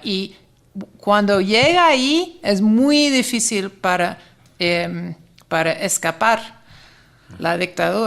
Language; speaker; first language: Spanish; non-native, fluent; English